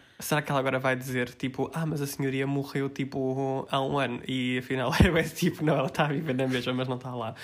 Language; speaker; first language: Portuguese; early bilingual, heritage; Portuguese